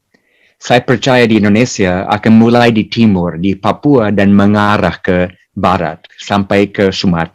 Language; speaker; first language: Indonesian; non-native, fluent; English